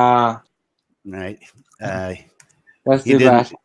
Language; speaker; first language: English; non-native, learner; Japanese